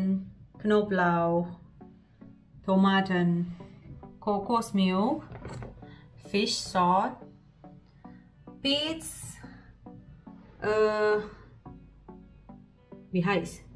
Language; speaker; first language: German; non-native, learner; Thai